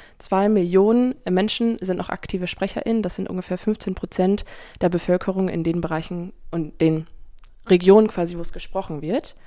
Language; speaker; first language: German; native; German